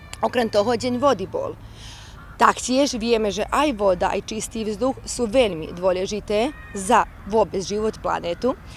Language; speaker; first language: Slovak; early bilingual, heritage; Slovak